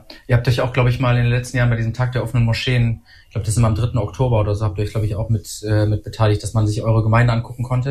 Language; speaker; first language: German; native; German